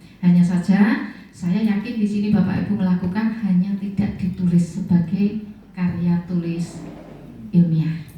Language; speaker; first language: Indonesian; native; Indonesian